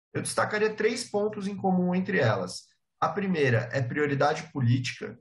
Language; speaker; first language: Portuguese; native; Portuguese